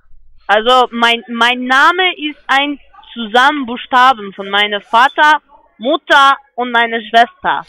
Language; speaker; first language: German; non-native, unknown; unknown